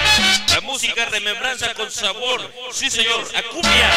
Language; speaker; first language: Spanish; native; Spanish